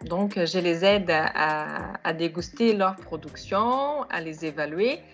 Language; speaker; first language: French; non-native, fluent; Portuguese